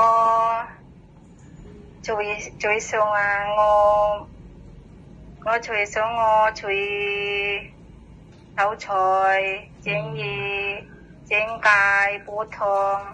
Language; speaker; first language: Chinese; non-native, learner; Indonesian